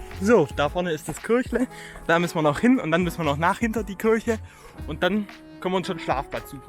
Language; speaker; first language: German; native; German